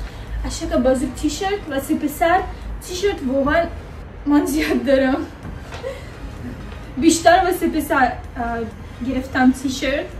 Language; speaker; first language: Persian; non-native, learner; Turkish